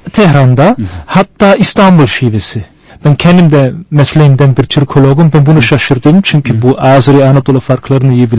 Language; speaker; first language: Turkish; non-native, fluent; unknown